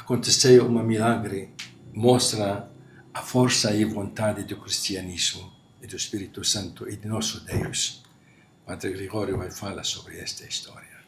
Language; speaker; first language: Portuguese; non-native, fluent; Arabic